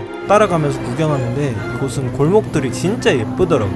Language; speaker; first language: Korean; native; Korean